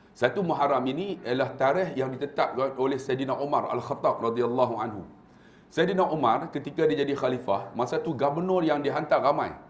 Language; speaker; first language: Malay; native; Malay